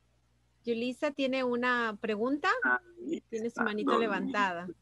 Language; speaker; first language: Spanish; native; Spanish